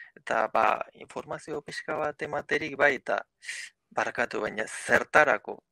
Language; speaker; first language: Basque; native; Basque